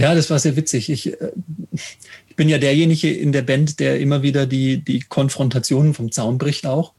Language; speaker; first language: German; native; German